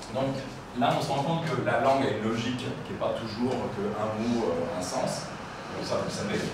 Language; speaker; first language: French; native; French